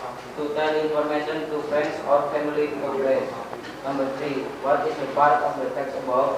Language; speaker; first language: English; non-native, learner; Indonesian